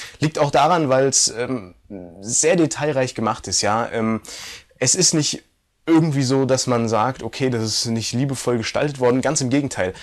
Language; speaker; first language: German; native; German